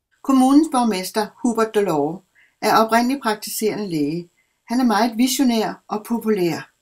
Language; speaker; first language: Danish; native; Danish